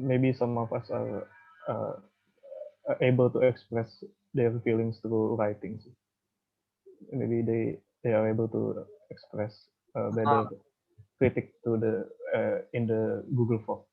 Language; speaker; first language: English; non-native, fluent; Indonesian